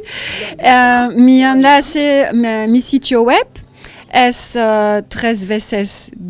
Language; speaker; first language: Spanish; non-native, learner; French